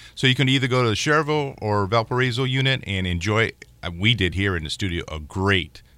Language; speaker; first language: English; native; English